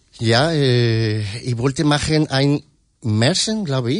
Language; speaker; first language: German; non-native, learner; Spanish